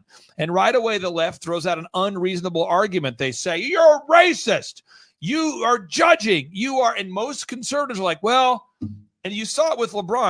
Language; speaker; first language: English; native; English